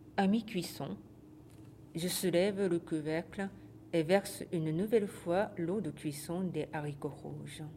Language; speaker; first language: French; non-native, fluent; Japanese